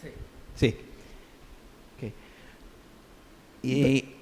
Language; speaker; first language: Spanish; non-native, learner; English